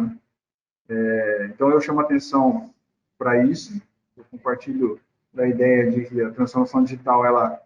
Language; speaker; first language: Portuguese; native; Portuguese